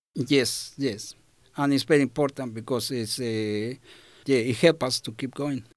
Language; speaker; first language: English; non-native, fluent; Spanish